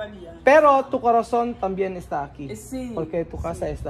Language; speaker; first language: Spanish; non-native, learner; Filipino